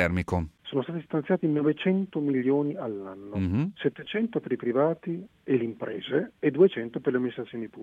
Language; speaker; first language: Italian; native; Italian